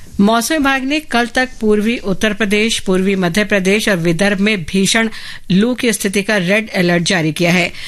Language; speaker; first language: Hindi; native; Hindi